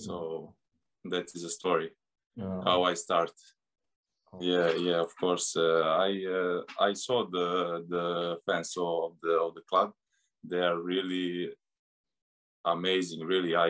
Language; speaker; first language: English; non-native, learner; Serbian